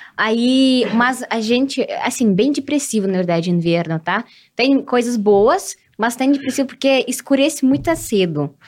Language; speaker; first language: Portuguese; non-native, fluent; Russian